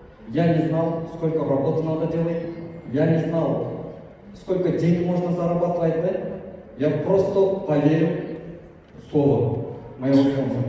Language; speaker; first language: Russian; non-native, local second language; Kyrgyz